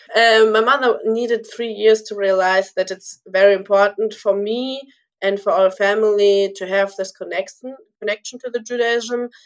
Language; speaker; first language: English; early bilingual, other home language; Russian